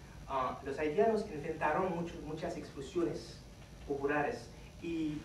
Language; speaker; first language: Spanish; non-native, fluent; Haitian Creole